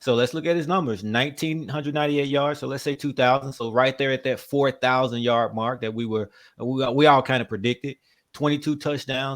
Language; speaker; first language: English; native; English